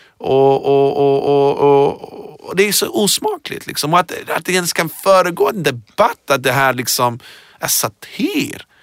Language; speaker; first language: Swedish; early bilingual, other home language; Persian